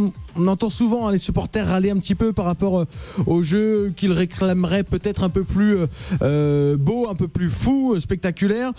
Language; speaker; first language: French; native; French